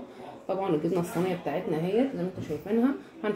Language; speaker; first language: Arabic; native; Arabic